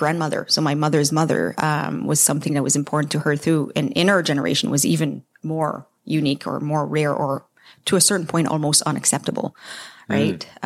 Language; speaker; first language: English; non-native, fluent; French